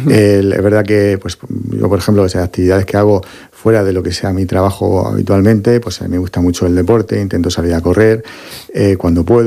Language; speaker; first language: Spanish; native; Spanish